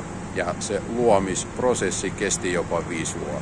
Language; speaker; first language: Finnish; non-native, fluent; Russian